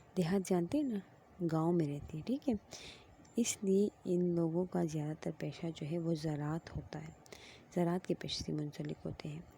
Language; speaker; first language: Urdu; non-native, local second language; Pashto